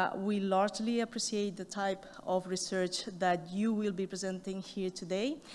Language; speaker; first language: English; non-native, fluent; Catalan